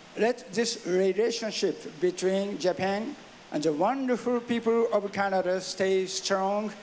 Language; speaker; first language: English; non-native, learner; Japanese